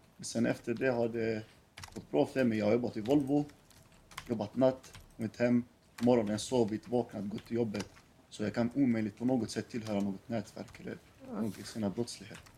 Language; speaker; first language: Swedish; early bilingual, other home language; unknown